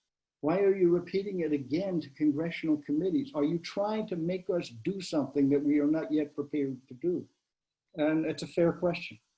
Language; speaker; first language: English; native; English